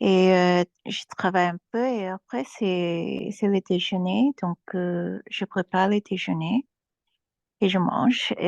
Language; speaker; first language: French; non-native, learner; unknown